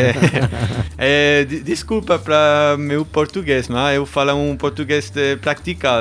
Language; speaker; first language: Portuguese; non-native, learner; German